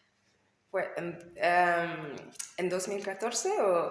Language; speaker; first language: Spanish; non-native, learner; English